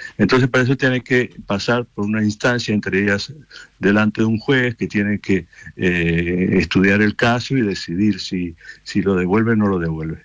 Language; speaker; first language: Spanish; native; Spanish